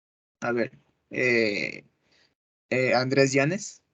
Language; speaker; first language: Spanish; native; Spanish